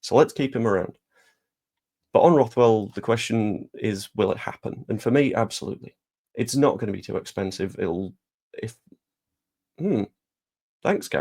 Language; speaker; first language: English; native; English